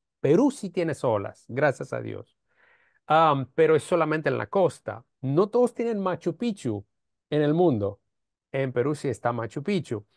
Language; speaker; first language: Spanish; non-native, fluent; Romanian